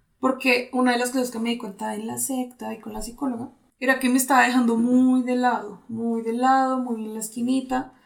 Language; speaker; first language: Spanish; native; Spanish